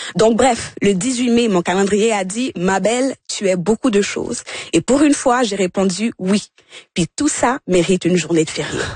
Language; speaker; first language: French; early bilingual, other home language; Haitian Creole